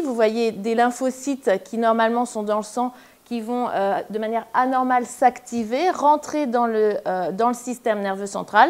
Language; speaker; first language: French; native; French